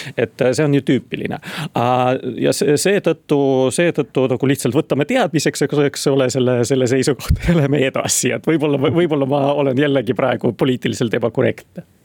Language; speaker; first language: Estonian; non-native, local second language; Russian